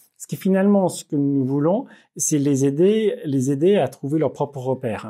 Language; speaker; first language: French; non-native, fluent; Dutch